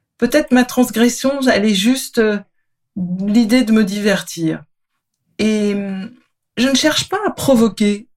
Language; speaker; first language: French; native; French